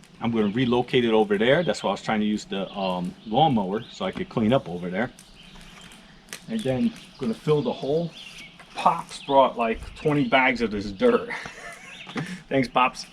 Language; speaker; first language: English; native; English